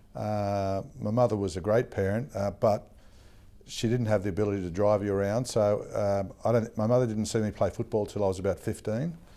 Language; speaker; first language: English; native; English